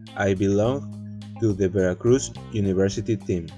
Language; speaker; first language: English; non-native, learner; Spanish